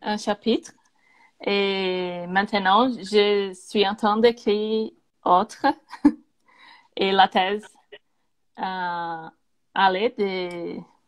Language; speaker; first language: French; non-native, learner; Portuguese